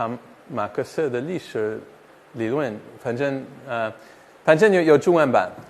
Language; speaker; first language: Chinese; non-native, fluent; English